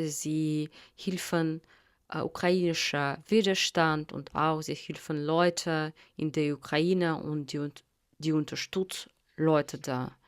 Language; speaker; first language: German; non-native, fluent; Russian